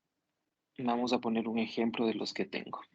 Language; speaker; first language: Spanish; native; Spanish